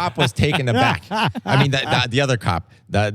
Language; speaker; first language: English; native; English